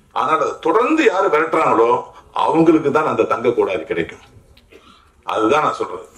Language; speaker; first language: Tamil; native; Tamil